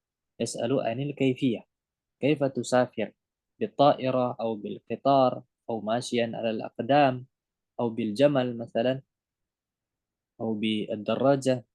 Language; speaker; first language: Arabic; non-native, fluent; Indonesian